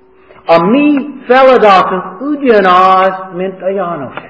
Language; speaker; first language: Hungarian; non-native, fluent; English